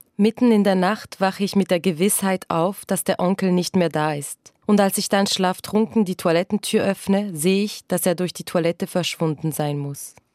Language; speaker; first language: German; non-native, local second language; French